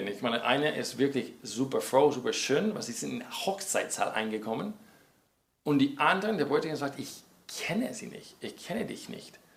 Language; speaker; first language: German; non-native, fluent; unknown